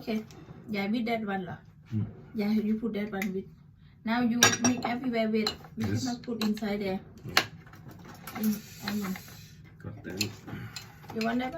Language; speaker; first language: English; non-native, learner; Thai